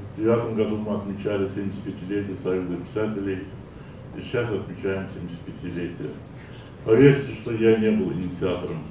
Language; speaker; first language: Russian; non-native, local second language; Azerbaijani